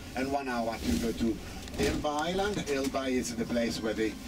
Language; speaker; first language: English; non-native, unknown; Italian